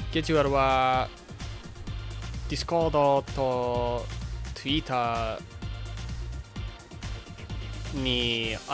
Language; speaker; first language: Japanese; non-native, learner; English